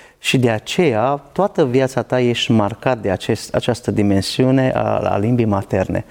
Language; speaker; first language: Romanian; non-native, local second language; Hungarian